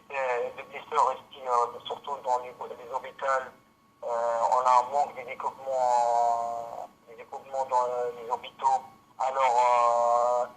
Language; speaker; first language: French; non-native, fluent; Arabic